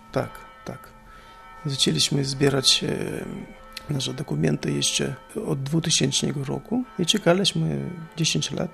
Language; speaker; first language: Polish; non-native, learner; Russian